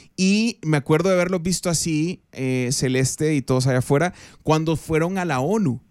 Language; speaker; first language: Spanish; native; Spanish